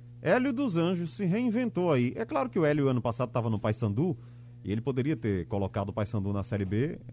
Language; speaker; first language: Portuguese; native; Portuguese